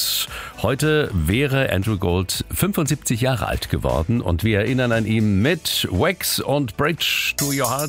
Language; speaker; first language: German; native; German